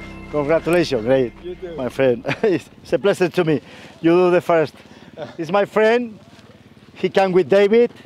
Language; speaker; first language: English; non-native, fluent; Spanish